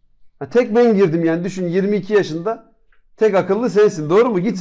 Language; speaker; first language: Turkish; native; Turkish